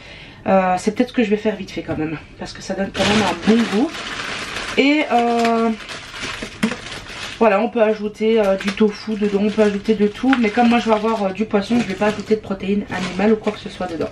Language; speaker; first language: French; native; French